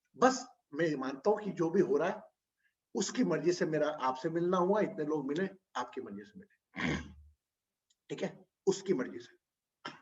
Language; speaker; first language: Hindi; native; Hindi